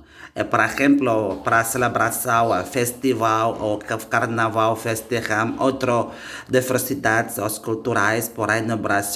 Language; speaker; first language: Portuguese; non-native, learner; Indonesian